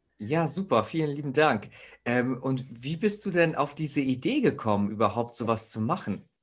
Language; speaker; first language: German; native; German